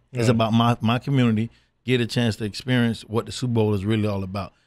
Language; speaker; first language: English; native; English